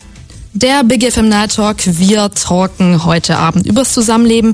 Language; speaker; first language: German; native; German